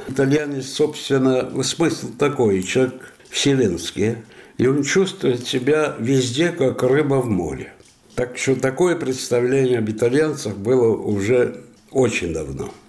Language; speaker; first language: Russian; non-native, fluent; Italian